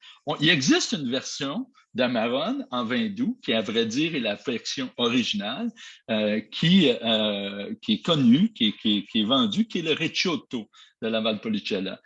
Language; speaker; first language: French; native; French